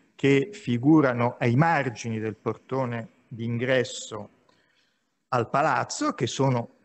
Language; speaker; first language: Italian; native; Italian